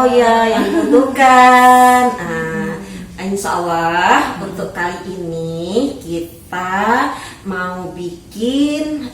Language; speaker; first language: Indonesian; native; Indonesian